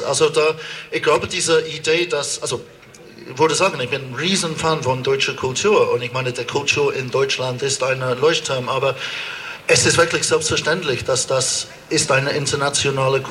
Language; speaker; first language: German; non-native, fluent; English